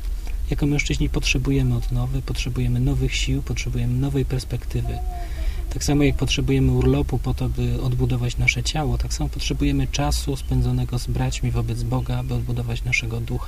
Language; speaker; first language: Polish; native; Polish